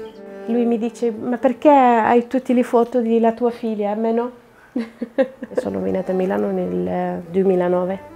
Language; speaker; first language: Italian; non-native, fluent; Arabic